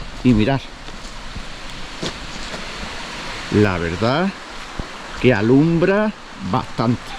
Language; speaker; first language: Spanish; native; Spanish